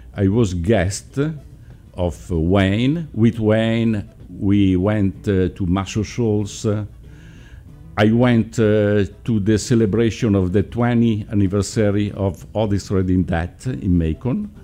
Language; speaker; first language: English; non-native, learner; Italian